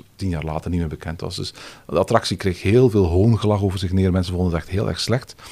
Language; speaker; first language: Dutch; native; Dutch